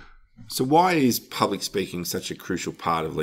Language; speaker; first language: English; native; English